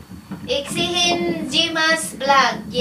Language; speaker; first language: German; non-native, learner; Cebuano